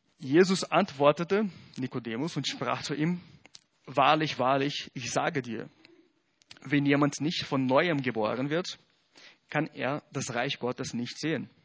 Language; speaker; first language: German; non-native, fluent; Portuguese